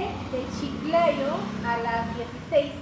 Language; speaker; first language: Spanish; native; Spanish